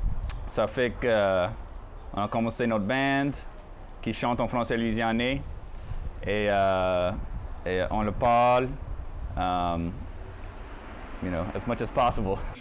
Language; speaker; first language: French; non-native, local second language; English